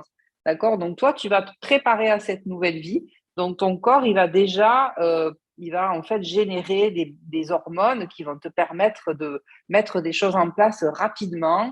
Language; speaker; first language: French; native; French